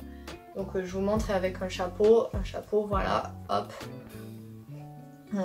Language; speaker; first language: French; native; French